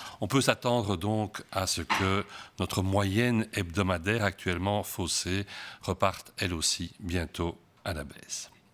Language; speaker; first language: French; native; French